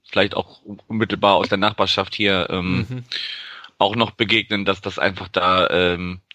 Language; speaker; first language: German; native; German